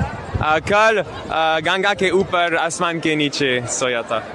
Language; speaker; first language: Hindi; non-native, learner; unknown